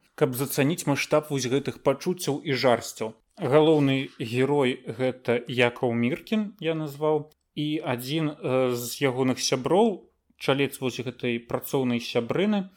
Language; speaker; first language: Belarusian; native; Belarusian